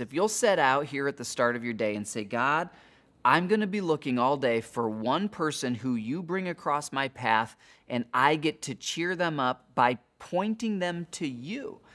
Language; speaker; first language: English; native; English